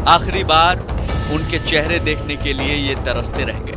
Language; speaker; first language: Hindi; native; Hindi